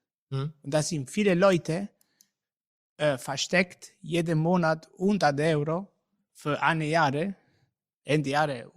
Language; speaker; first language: German; non-native, learner; Italian